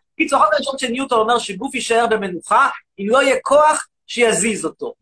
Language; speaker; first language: Hebrew; native; Hebrew